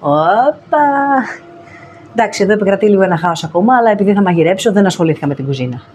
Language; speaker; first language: Greek; native; Greek